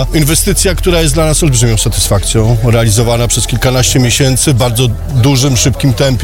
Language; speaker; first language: Polish; native; Polish